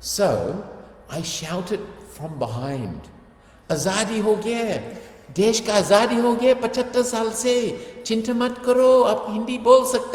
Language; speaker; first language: Hindi; non-native, fluent; English